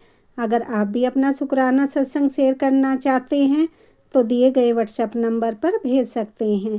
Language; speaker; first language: Hindi; native; Hindi